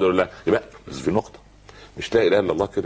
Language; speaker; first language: Arabic; native; Arabic